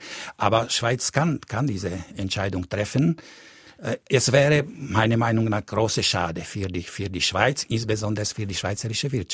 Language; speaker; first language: German; non-native, fluent; Slovak